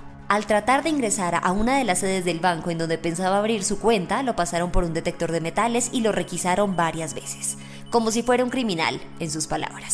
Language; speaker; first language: Spanish; native; Spanish